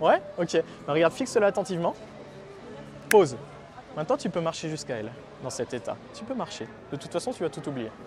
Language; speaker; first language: French; native; French